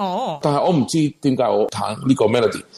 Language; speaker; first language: Cantonese; non-native, learner; Spanish